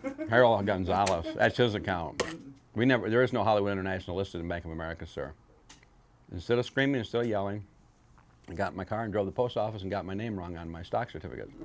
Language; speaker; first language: English; native; English